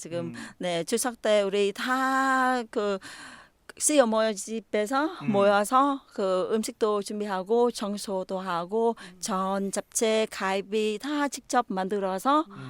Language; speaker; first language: Korean; non-native, learner; Vietnamese